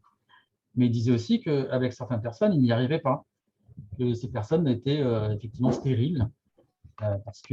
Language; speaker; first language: French; native; French